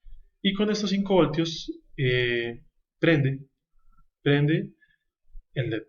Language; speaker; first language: Spanish; native; Spanish